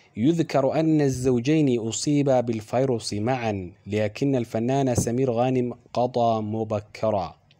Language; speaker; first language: Arabic; non-native, local second language; Somali